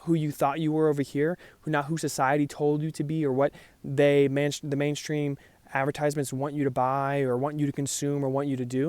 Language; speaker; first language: English; native; English